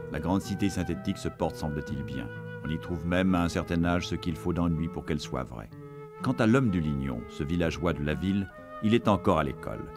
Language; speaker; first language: French; native; French